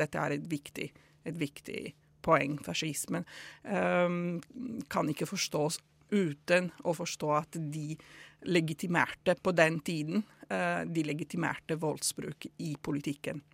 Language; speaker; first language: Norwegian; non-native, fluent; Italian